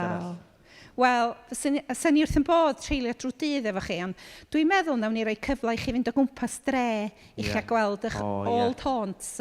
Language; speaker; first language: Welsh; native; Welsh